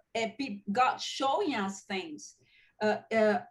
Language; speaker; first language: English; non-native, fluent; Portuguese